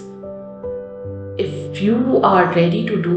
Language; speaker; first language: English; non-native, local second language; Hindi